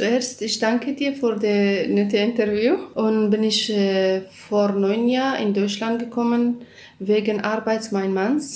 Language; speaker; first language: German; non-native, learner; Kurdish